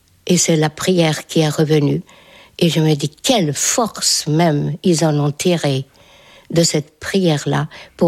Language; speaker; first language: French; non-native, fluent; Hungarian